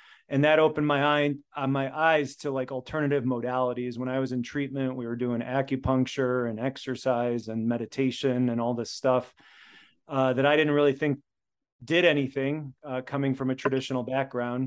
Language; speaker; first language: English; early bilingual, other home language; Polish